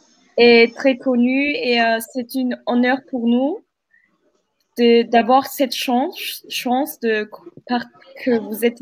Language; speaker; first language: French; non-native, fluent; Turkish